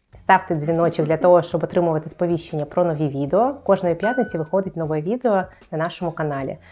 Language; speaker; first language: Ukrainian; native; Ukrainian